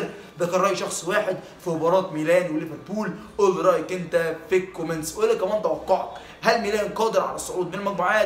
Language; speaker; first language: Arabic; native; Arabic